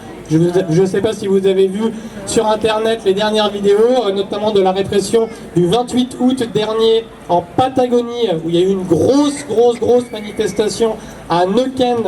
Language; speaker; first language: French; native; French